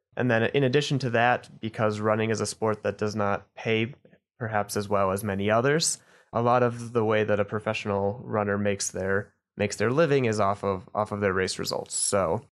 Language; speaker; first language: English; native; English